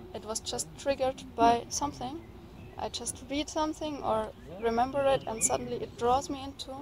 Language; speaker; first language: English; non-native, fluent; German